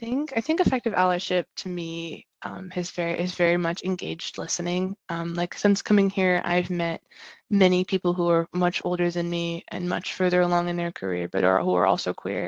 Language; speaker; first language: English; native; English